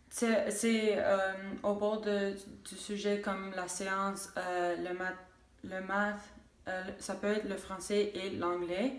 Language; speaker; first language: French; non-native, local second language; English